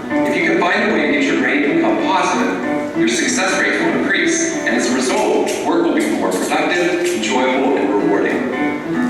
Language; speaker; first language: English; native; English